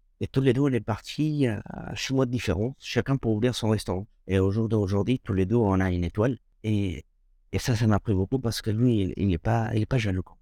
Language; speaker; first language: French; non-native, fluent; Spanish